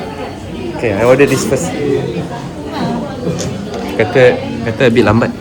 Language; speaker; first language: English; non-native, local second language; Malay